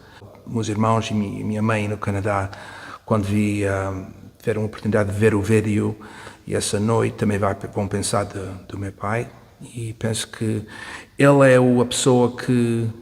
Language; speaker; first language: Portuguese; early bilingual, heritage; Portuguese